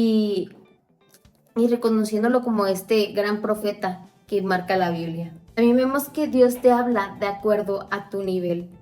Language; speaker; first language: Spanish; native; Spanish